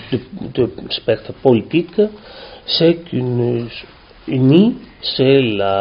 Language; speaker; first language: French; non-native, learner; Greek